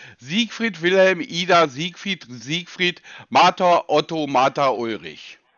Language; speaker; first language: German; native; German